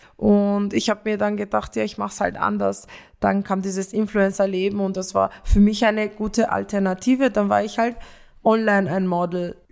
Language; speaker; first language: German; early bilingual, other home language; Romanian